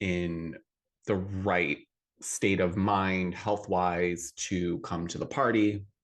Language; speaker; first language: English; native; English